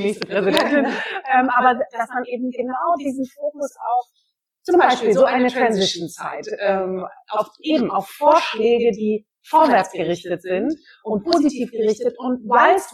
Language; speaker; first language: German; native; German